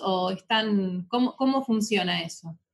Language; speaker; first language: Spanish; native; Spanish